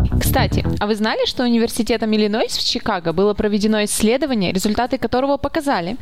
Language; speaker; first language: Russian; native; Russian